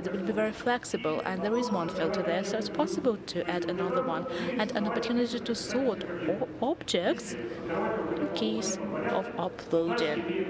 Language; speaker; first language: English; non-native, fluent; Russian